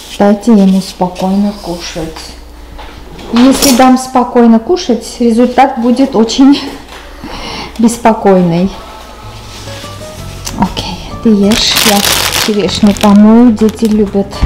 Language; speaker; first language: Russian; non-native, learner; Armenian